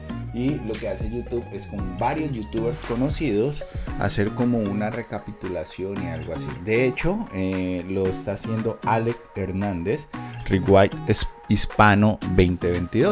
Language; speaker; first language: Spanish; native; Spanish